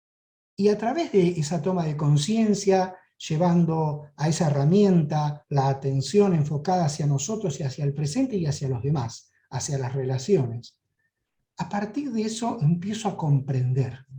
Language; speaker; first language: Spanish; native; Spanish